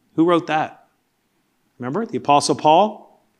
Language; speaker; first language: English; native; English